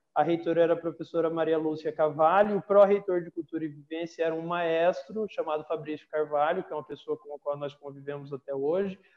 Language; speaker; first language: Portuguese; native; Portuguese